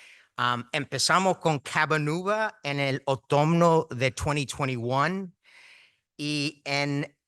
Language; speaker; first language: Spanish; early bilingual, heritage; Spanish